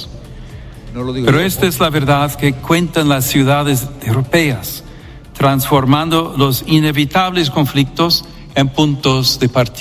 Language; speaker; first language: Spanish; non-native, fluent; English